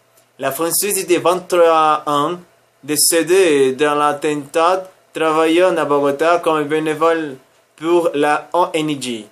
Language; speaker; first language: French; non-native, learner; Spanish